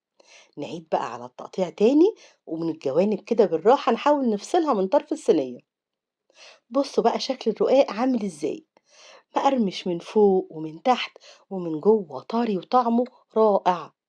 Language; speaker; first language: Arabic; native; Arabic